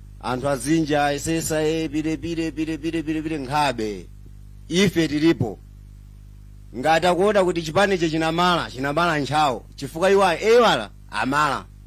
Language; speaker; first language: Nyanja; non-native, local second language; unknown